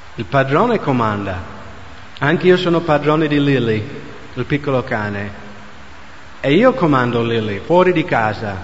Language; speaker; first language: Italian; non-native, fluent; English